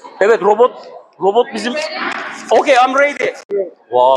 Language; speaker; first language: English; non-native, learner; Turkish